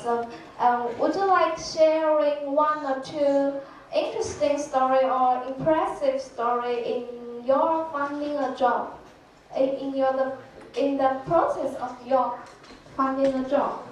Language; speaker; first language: English; non-native, learner; Chinese